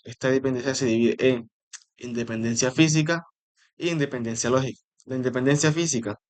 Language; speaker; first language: Spanish; native; Spanish